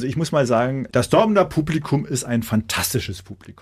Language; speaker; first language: German; native; German